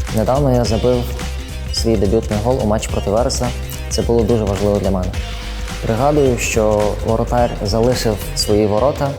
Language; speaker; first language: Ukrainian; early bilingual, other home language; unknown